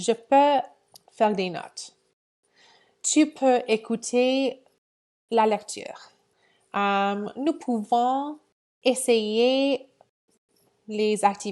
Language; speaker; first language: French; non-native, fluent; English